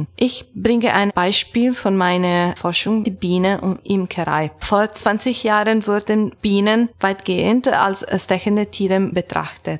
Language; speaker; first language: German; non-native, learner; Italian